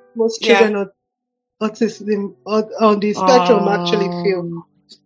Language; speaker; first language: English; non-native, local second language; Igbo